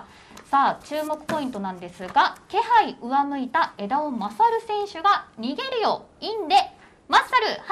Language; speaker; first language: Japanese; native; Japanese